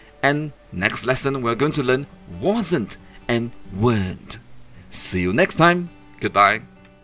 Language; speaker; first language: English; non-native, local second language; Chinese